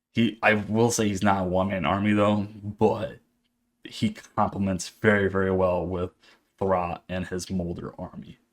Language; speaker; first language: English; native; English